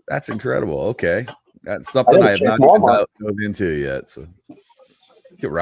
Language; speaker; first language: English; native; English